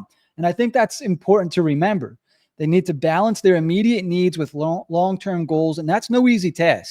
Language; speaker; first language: English; native; English